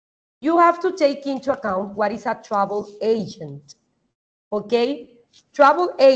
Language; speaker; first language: English; non-native, fluent; Spanish